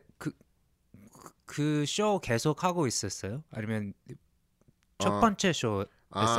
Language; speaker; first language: Korean; early bilingual, heritage; English